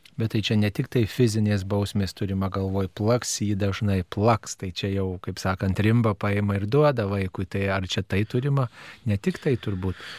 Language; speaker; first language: Lithuanian; native; Lithuanian